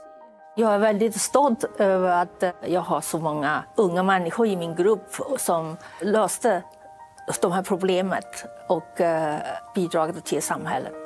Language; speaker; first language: Swedish; non-native, fluent; Chinese